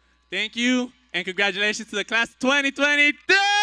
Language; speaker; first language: English; early bilingual, other home language; Spanish